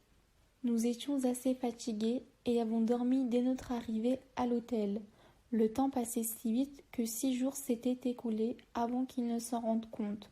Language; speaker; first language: French; non-native, learner; Turkish